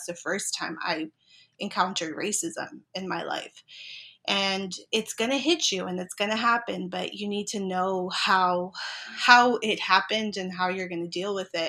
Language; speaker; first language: English; native; English